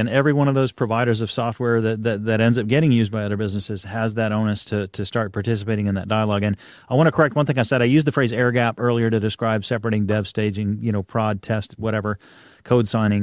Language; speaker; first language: English; native; English